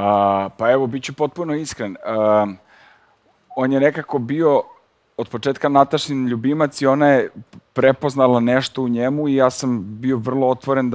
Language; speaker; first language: Serbian; native; Serbian